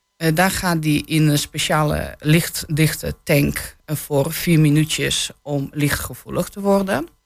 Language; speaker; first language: Dutch; non-native, fluent; Polish